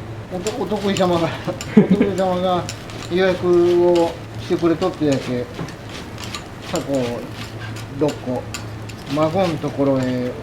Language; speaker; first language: Japanese; native; Japanese